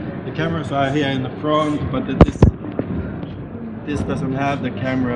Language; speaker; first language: English; non-native, fluent; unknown